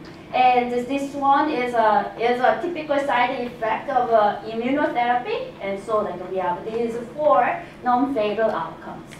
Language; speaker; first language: English; non-native, fluent; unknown